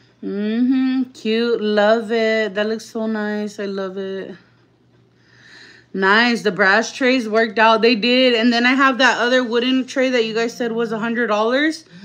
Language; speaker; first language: English; early bilingual, other home language; Spanish